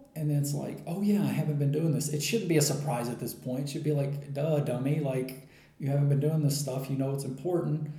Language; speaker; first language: English; native; English